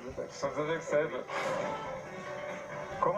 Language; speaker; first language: French; native; French